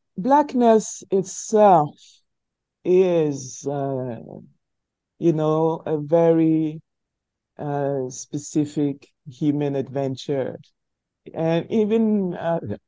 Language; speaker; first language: English; non-native, local second language; French